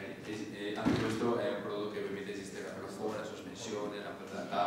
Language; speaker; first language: Italian; native; Italian